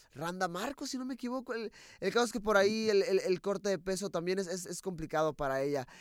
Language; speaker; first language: Spanish; native; Spanish